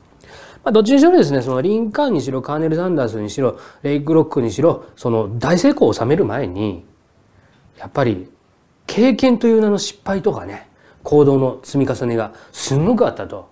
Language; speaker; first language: Japanese; native; Japanese